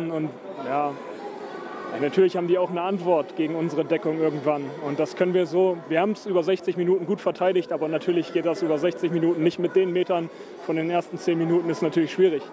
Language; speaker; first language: German; native; German